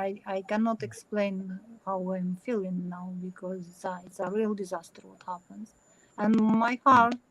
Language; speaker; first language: English; non-native, learner; Ukrainian